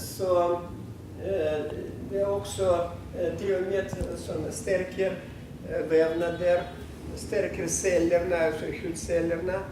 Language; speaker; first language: Swedish; non-native, fluent; Russian